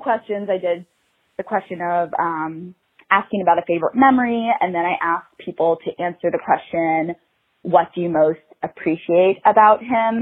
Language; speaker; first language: English; native; English